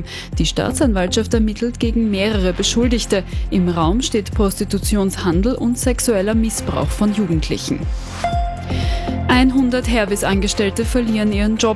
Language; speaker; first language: German; native; German